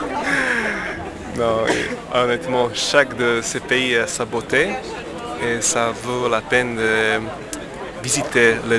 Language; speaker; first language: French; non-native, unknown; Slovak